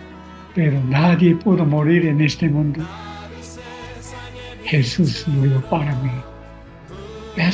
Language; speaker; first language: Spanish; non-native, learner; Korean